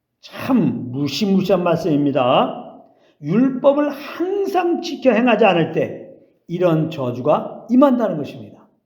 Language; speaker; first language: Korean; native; Korean